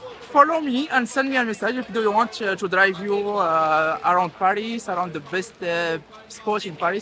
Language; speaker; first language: English; non-native, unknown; French